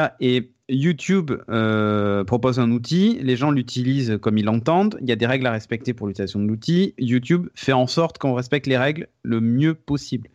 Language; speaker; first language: French; native; French